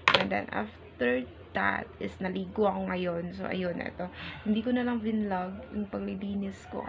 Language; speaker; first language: Filipino; non-native, local second language; Cebuano